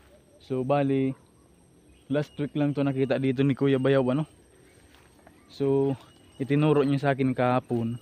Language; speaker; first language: Filipino; native; Filipino